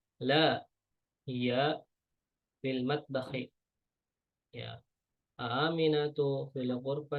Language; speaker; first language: Arabic; non-native, fluent; Indonesian